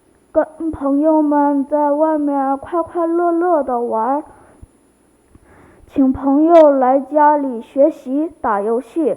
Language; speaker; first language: Chinese; early bilingual, heritage; Chinese